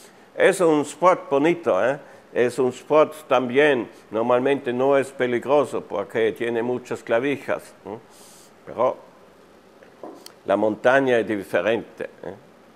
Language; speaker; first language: Spanish; non-native, fluent; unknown